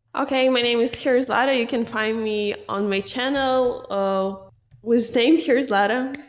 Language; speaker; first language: English; non-native, learner; Russian